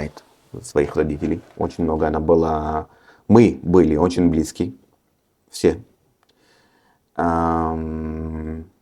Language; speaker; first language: Russian; early bilingual, heritage; Russian